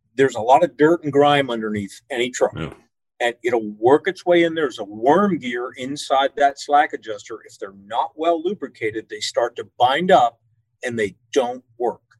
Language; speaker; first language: English; native; English